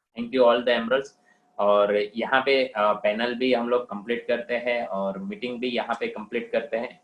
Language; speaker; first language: Hindi; non-native, local second language; Gujarati